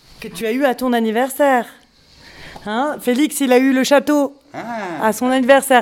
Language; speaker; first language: French; native; French